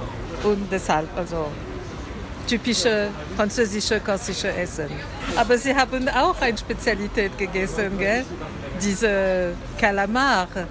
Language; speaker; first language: German; non-native, fluent; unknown